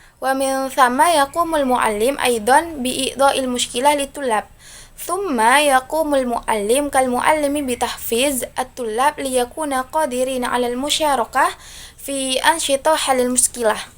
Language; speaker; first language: Arabic; non-native, learner; Indonesian